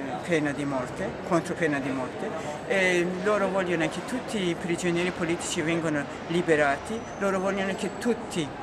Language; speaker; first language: Italian; non-native, learner; Persian